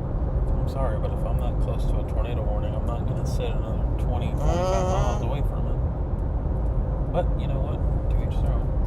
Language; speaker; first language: English; native; English